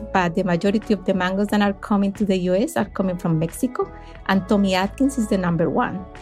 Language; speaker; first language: English; non-native, fluent; Spanish